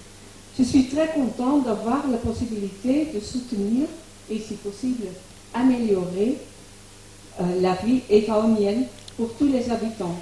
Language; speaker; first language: French; non-native, fluent; Dutch